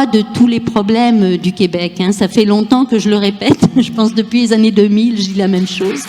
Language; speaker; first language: French; native; French